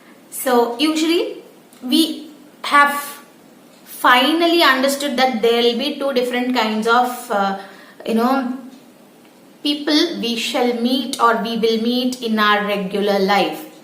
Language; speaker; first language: English; non-native, local second language; Telugu